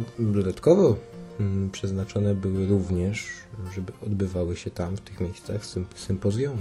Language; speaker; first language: Polish; native; Polish